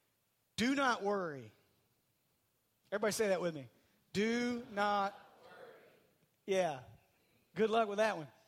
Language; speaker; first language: English; native; English